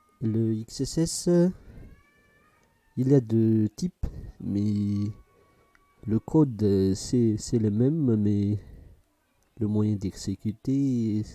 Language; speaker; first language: French; non-native, fluent; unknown